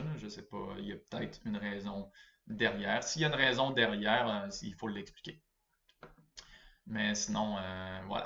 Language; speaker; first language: French; native; French